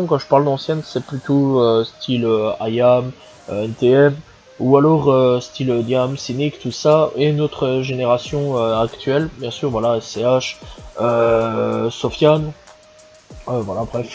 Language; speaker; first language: French; native; French